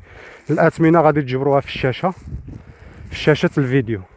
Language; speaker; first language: Arabic; native; Arabic